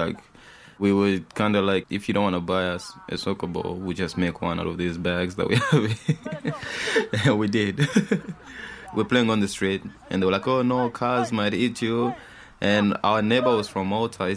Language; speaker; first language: English; non-native, fluent; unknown